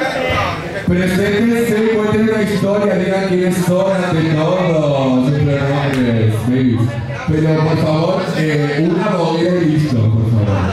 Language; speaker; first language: Spanish; native; Spanish